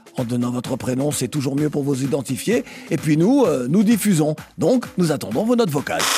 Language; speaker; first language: French; native; French